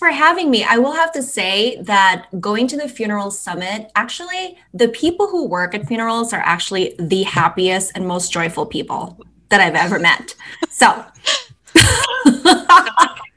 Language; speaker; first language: English; non-native, local second language; Cantonese